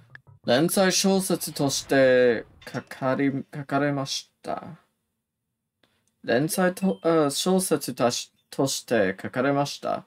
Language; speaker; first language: Japanese; non-native, learner; English